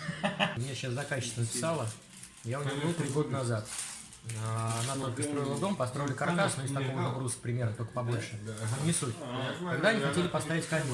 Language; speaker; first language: Russian; native; Russian